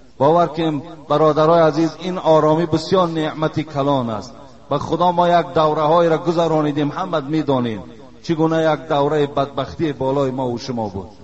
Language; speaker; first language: Persian; native; Persian